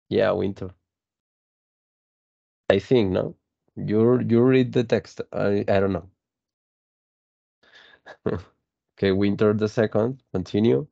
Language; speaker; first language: English; non-native, fluent; Spanish